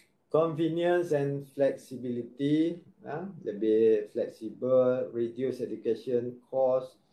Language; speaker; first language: English; non-native, local second language; Malay